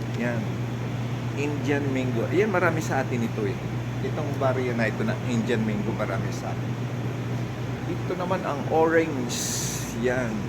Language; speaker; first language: Filipino; non-native, local second language; Cebuano